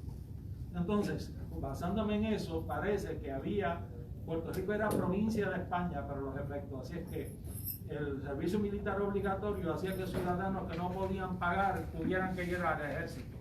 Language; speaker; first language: Spanish; native; Spanish